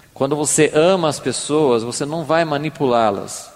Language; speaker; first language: Portuguese; native; Portuguese